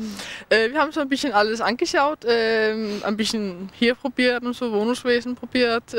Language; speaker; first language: German; non-native, fluent; Danish